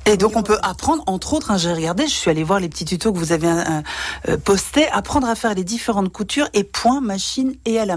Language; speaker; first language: French; native; French